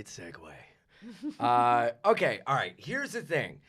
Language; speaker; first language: English; native; English